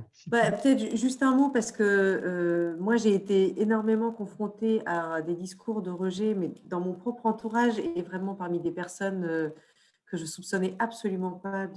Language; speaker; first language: French; native; French